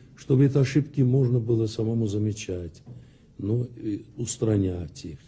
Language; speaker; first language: Russian; non-native, local second language; Azerbaijani